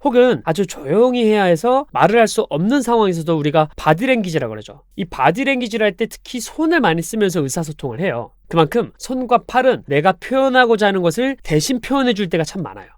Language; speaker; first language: Korean; native; Korean